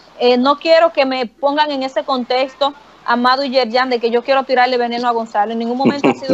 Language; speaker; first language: Spanish; native; Spanish